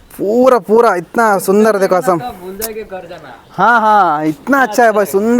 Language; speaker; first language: Hindi; non-native, local second language; Kannada